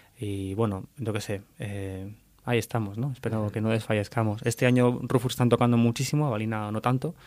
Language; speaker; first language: Spanish; native; Spanish